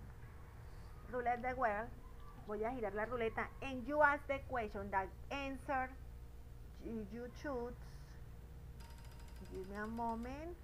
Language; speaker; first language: English; non-native, learner; Spanish